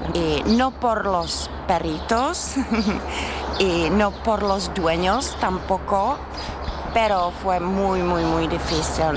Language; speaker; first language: Spanish; non-native, learner; Czech